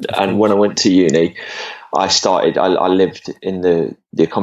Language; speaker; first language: English; native; English